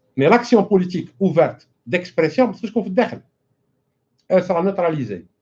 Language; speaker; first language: French; non-native, local second language; Arabic